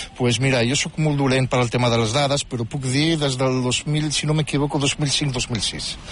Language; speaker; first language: Catalan; non-native, fluent; Riffian